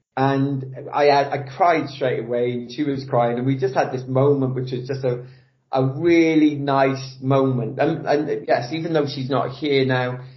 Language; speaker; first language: English; native; English